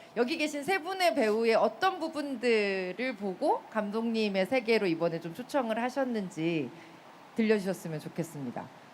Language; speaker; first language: Korean; native; Korean